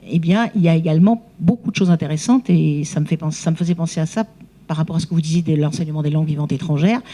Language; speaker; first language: French; native; French